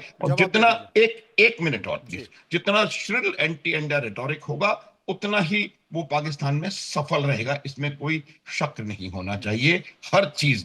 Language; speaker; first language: Hindi; native; Hindi